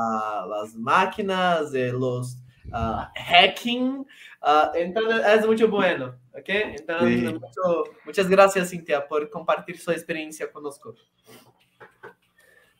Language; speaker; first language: Spanish; non-native, local second language; Portuguese